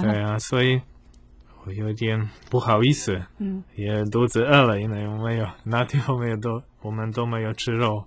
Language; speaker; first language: Chinese; non-native, fluent; Polish